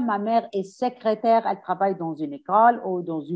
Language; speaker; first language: French; non-native, fluent; Arabic